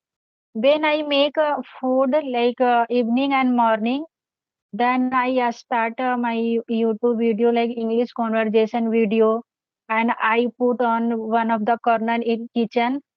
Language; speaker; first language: English; non-native, learner; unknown